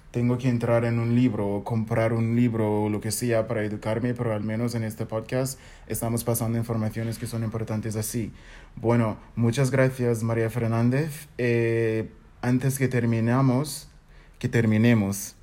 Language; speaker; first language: Spanish; non-native, fluent; English